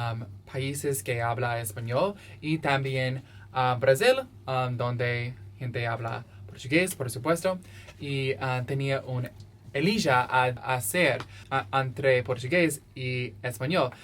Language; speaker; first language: Spanish; non-native, learner; English